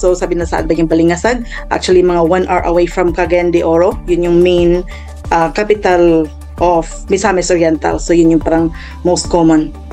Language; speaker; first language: Filipino; non-native, local second language; Cebuano